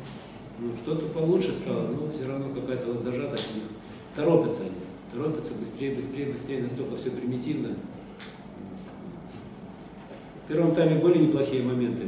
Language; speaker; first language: Russian; native; Russian